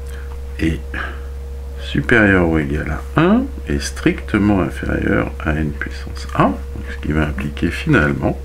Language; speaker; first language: French; native; French